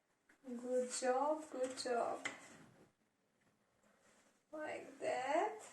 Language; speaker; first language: English; non-native, learner; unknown